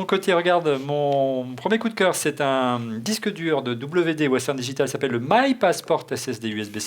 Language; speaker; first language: French; native; French